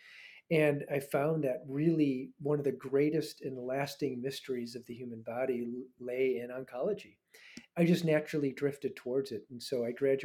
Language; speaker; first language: English; native; English